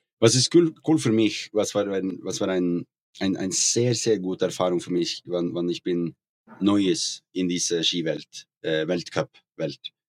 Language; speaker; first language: German; non-native, learner; Norwegian